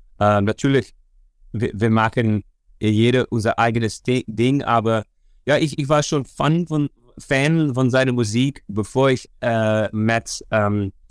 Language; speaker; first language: German; non-native, learner; Dutch